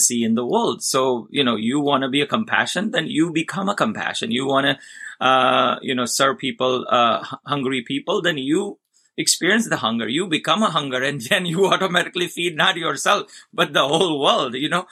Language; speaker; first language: English; non-native, local second language; Gujarati